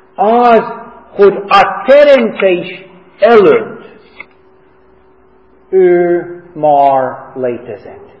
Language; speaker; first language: Hungarian; non-native, fluent; English